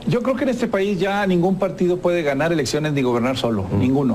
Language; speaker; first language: Spanish; native; Spanish